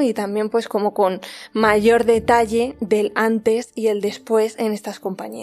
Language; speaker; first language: Spanish; native; Spanish